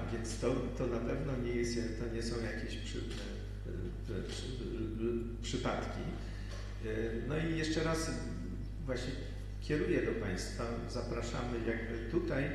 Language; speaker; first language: Polish; native; Polish